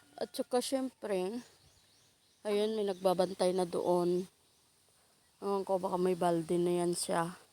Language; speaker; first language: Filipino; non-native, local second language; Hiligaynon